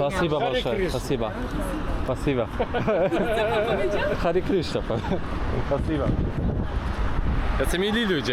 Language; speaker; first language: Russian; non-native, learner; Polish